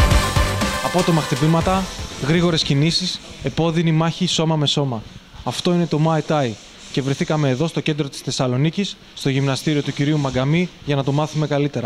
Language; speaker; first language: Greek; native; Greek